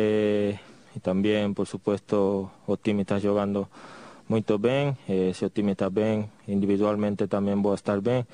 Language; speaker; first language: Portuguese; non-native, fluent; Spanish